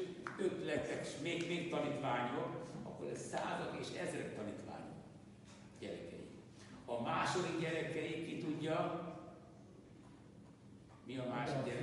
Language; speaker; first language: Hungarian; non-native, local second language; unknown